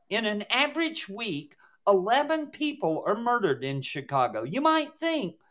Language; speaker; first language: English; native; English